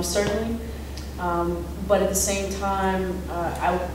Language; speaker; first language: English; native; English